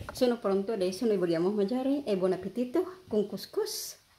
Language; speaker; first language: Italian; non-native, learner; Filipino